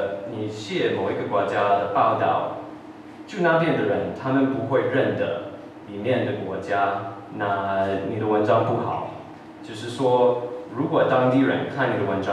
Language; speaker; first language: Chinese; early bilingual, heritage; English